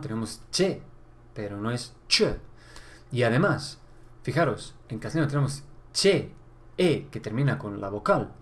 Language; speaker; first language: Spanish; non-native, fluent; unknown